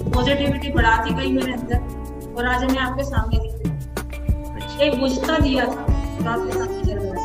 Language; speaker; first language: Hindi; native; Hindi